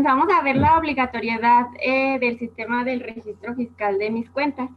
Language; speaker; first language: Spanish; native; Spanish